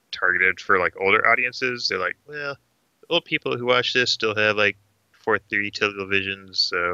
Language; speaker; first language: English; native; English